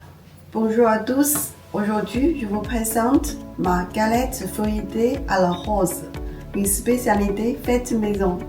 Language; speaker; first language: French; non-native, fluent; Chinese